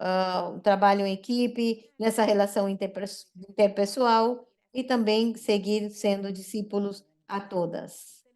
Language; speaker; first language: Portuguese; non-native, fluent; Spanish